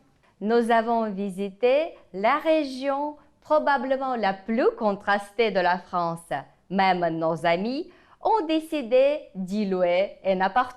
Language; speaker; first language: French; non-native, fluent; Ukrainian